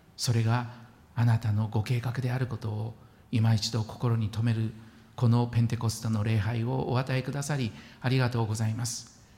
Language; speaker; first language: Japanese; native; Japanese